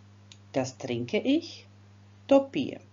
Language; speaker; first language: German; non-native, fluent; Croatian